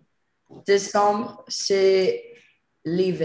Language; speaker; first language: French; non-native, learner; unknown